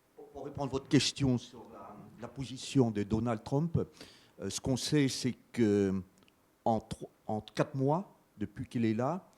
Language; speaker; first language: French; native; French